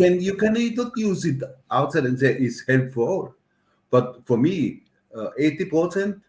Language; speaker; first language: English; non-native, learner; German